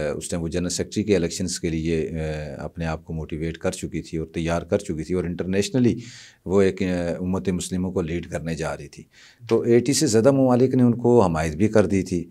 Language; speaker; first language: Urdu; non-native, local second language; Punjabi